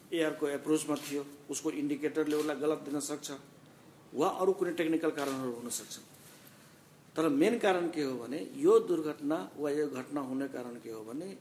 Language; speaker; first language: Nepali; non-native, local second language; Maithili